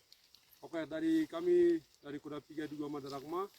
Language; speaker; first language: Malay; non-native, local second language; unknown